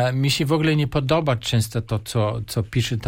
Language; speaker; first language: Polish; non-native, fluent; German